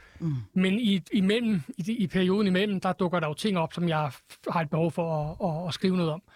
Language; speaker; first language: Danish; native; Danish